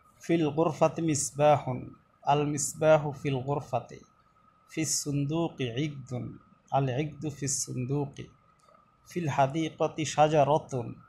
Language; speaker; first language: Arabic; non-native, fluent; Bangla